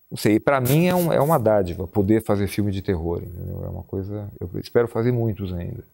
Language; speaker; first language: Portuguese; native; Portuguese